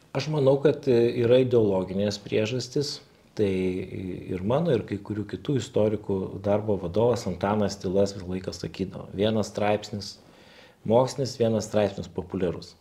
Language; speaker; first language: Lithuanian; native; Lithuanian